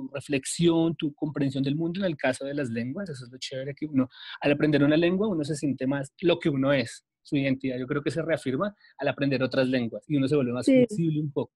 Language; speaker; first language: Spanish; native; Spanish